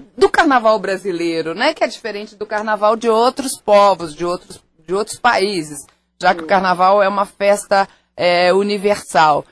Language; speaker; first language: Portuguese; native; Portuguese